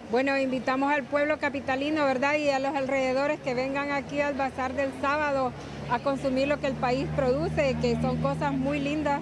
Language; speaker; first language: Spanish; native; Spanish